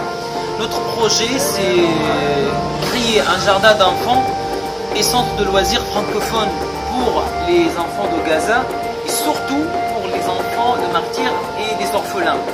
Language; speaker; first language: French; non-native, fluent; Arabic